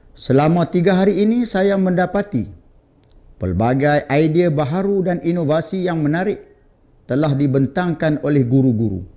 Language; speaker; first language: Malay; native; Malay